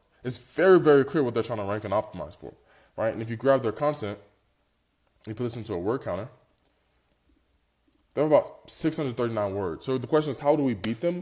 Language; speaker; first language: English; native; English